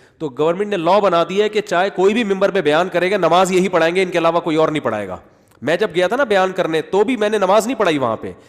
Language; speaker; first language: Urdu; native; Urdu